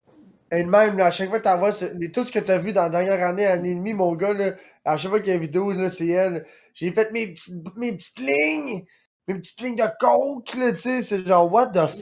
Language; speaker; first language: French; native; French